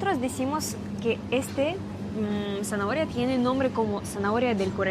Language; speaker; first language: Spanish; non-native, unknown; Russian